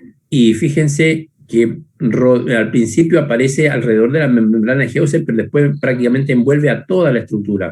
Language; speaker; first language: Spanish; native; Spanish